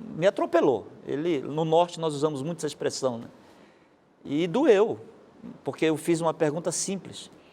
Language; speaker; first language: Portuguese; native; Portuguese